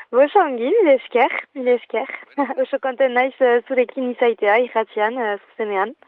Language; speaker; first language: Basque; non-native, local second language; French